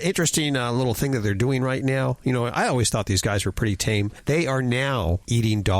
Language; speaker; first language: English; native; English